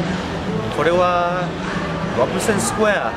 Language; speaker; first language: Japanese; non-native, learner; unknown